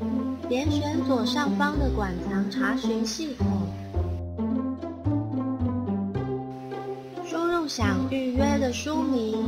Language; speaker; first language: Chinese; native; Chinese